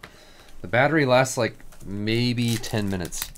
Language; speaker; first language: English; native; English